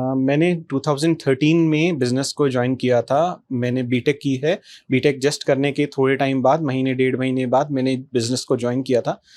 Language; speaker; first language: Hindi; native; Hindi